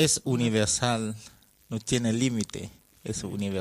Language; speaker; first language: Spanish; non-native, fluent; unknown